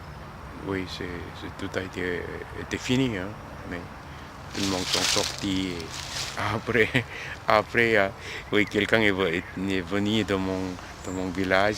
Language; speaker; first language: French; non-native, learner; Korean